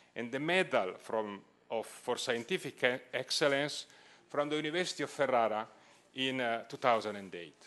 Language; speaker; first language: English; non-native, fluent; Italian